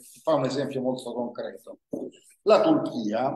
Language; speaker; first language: Italian; native; Italian